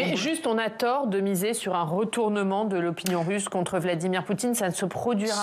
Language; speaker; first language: French; native; French